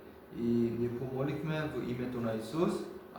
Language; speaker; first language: Bulgarian; non-native, learner; Korean